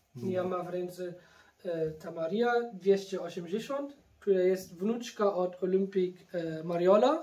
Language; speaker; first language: Polish; early bilingual, heritage; German